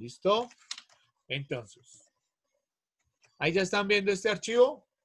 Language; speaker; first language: Spanish; native; Spanish